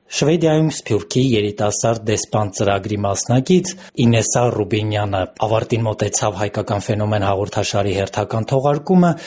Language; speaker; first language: Armenian; native; Armenian